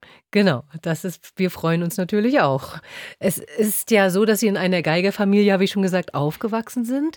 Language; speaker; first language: German; native; German